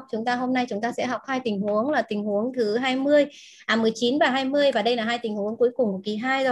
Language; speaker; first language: Vietnamese; native; Vietnamese